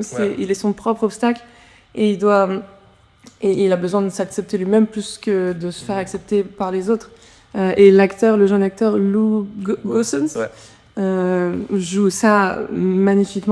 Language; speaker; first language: French; native; French